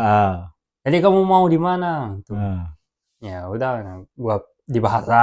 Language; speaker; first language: Indonesian; early bilingual, heritage; Japanese